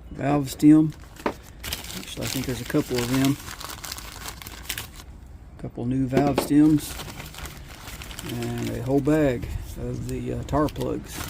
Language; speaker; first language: English; native; English